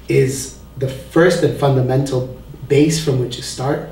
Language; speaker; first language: English; early bilingual, other home language; Spanish